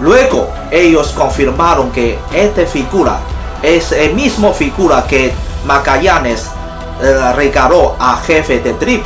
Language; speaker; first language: Spanish; non-native, fluent; Chinese